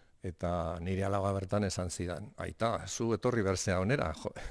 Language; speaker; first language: Basque; non-native, local second language; Spanish